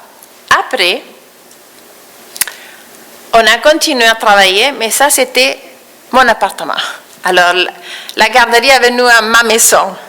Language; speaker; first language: French; non-native, fluent; Spanish